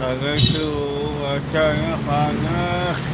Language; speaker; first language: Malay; non-native, local second language; Balinese